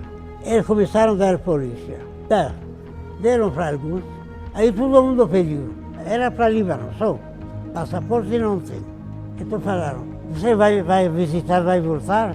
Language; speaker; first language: Portuguese; non-native, fluent; Arabic